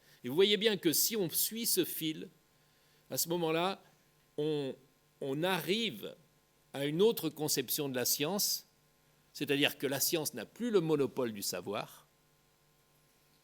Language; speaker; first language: French; native; French